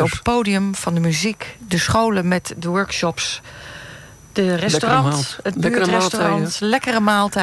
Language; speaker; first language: Dutch; native; Dutch